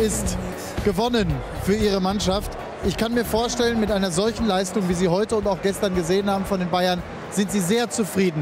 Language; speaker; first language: German; native; German